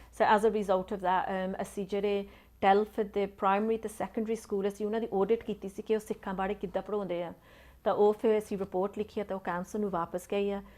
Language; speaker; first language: Punjabi; early bilingual, heritage; Punjabi